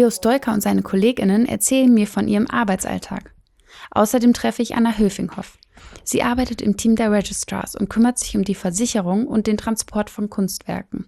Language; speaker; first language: German; native; German